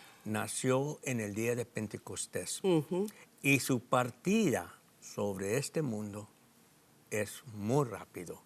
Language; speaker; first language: Spanish; non-native, fluent; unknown